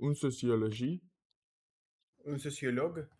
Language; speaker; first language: French; non-native, learner; Russian